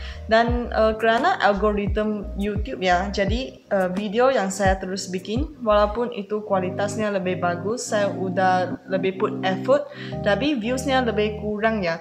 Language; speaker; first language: Indonesian; non-native, fluent; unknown